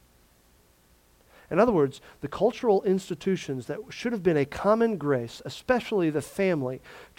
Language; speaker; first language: English; native; English